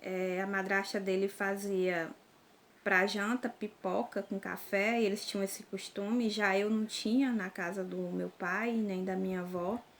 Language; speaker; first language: Portuguese; native; Portuguese